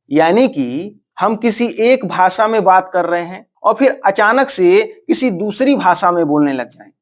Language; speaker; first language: Hindi; native; Hindi